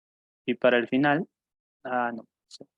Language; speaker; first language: Spanish; native; Spanish